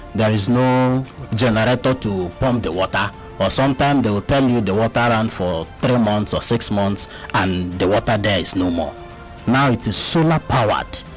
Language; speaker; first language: English; non-native, local second language; Igbo